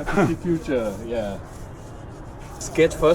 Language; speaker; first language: English; non-native, learner; Vietnamese